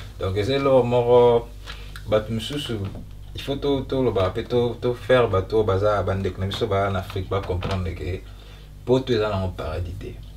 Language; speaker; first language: Lingala; early bilingual, heritage; Lingala